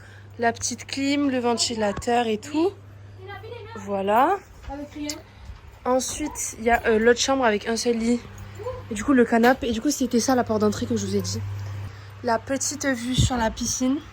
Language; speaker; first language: French; native; French